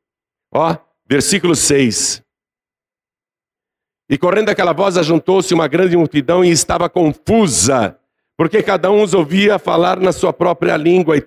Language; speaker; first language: Portuguese; native; Portuguese